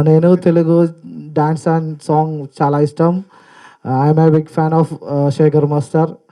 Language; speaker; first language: Telugu; non-native, learner; Malayalam